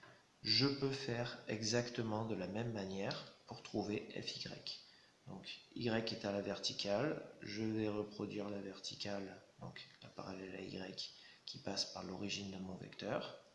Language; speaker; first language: French; native; French